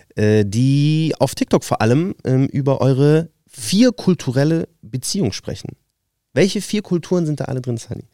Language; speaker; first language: German; native; German